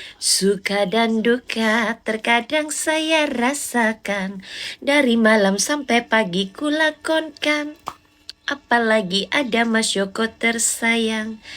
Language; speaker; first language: Indonesian; non-native, local second language; Javanese